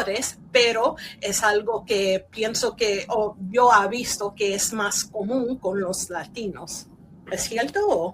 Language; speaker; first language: Spanish; early bilingual, heritage; Spanish